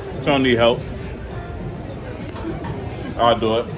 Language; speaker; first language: English; native; English